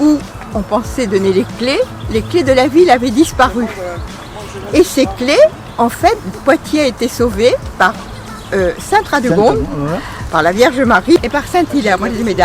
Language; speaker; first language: French; native; French